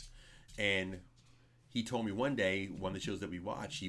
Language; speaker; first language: English; native; English